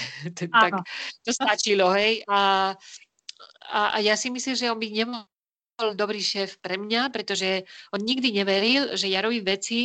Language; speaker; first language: Slovak; non-native, fluent; Spanish